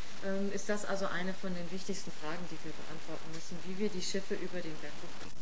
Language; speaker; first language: German; native; German